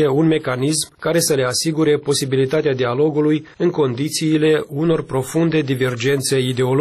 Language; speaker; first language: Romanian; native; Romanian